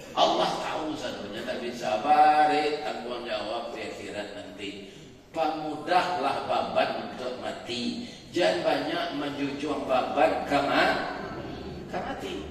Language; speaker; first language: Malay; non-native, local second language; Minangkabau